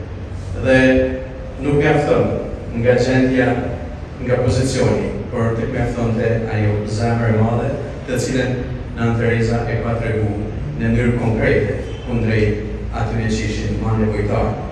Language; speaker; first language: Albanian; native; Albanian